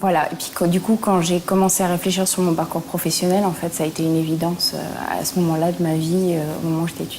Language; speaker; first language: French; native; French